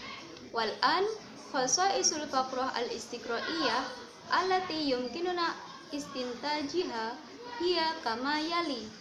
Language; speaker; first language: Arabic; non-native, learner; Indonesian